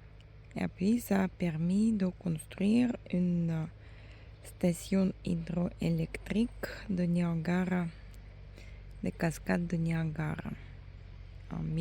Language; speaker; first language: French; non-native, fluent; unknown